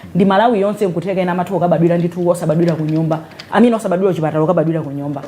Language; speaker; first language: Nyanja; native; Nyanja